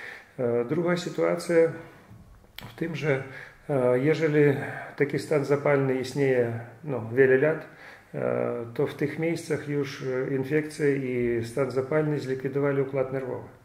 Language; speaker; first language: Polish; non-native, fluent; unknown